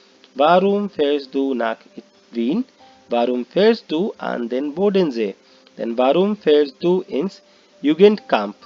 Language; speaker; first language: German; non-native, learner; Hindi